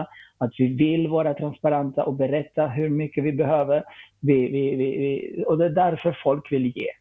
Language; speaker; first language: Swedish; non-native, fluent; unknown